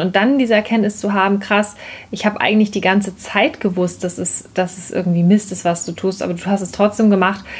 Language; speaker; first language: German; native; German